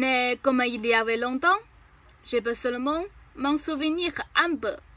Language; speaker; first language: French; non-native, fluent; Chinese